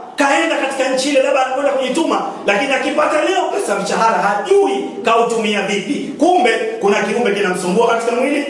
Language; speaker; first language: Swahili; native; Swahili